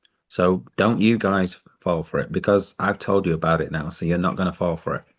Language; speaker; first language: English; native; English